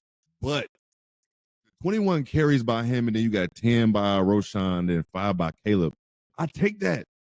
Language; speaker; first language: English; native; English